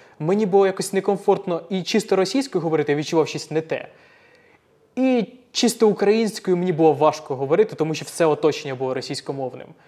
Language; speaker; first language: Ukrainian; native; Ukrainian